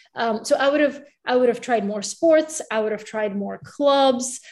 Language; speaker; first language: English; early bilingual, other home language; Bulgarian